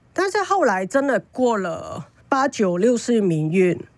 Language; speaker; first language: Chinese; non-native, fluent; Cantonese